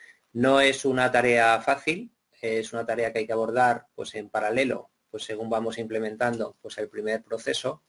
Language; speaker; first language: Spanish; native; Spanish